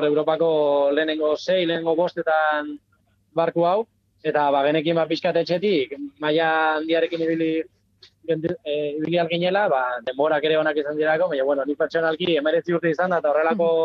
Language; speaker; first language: Basque; native; Basque